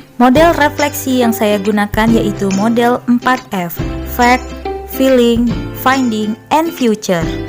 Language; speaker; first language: Indonesian; native; Indonesian